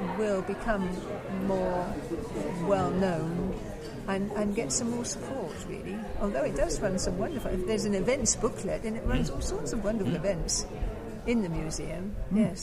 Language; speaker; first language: English; native; English